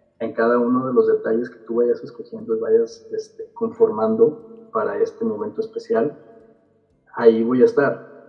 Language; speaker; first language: Spanish; native; Spanish